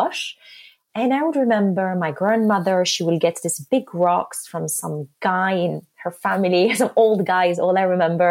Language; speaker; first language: English; non-native, fluent; Arabic